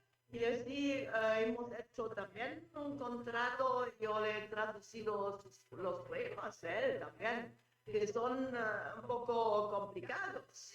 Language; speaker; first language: Spanish; non-native, fluent; German